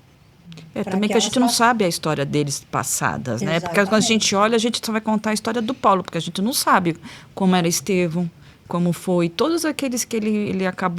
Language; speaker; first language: Portuguese; native; Portuguese